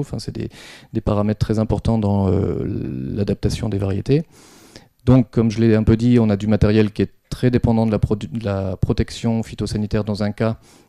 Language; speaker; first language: French; native; French